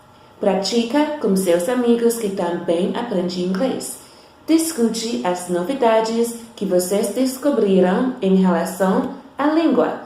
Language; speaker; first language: Portuguese; non-native, fluent; English